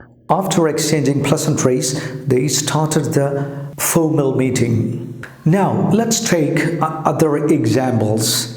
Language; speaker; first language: English; non-native, local second language; Malayalam